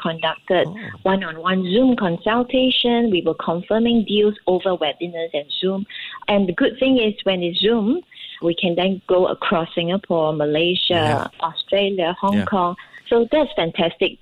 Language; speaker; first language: English; non-native, local second language; Cantonese